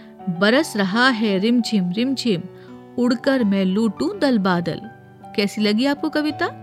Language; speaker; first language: Hindi; native; Hindi